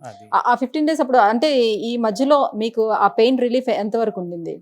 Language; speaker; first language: Telugu; native; Telugu